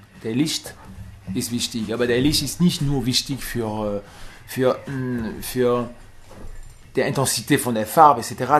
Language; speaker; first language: German; non-native, learner; French